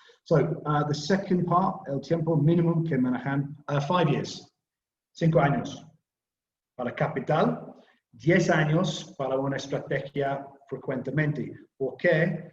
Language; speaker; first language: Spanish; non-native, learner; English